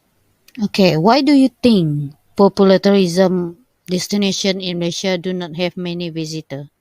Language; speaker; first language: English; non-native, local second language; Malay